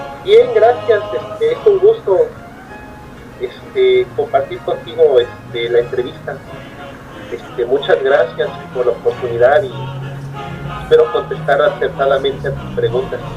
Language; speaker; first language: Spanish; native; Spanish